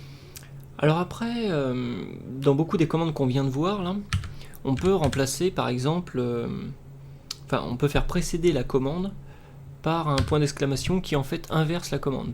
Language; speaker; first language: French; native; French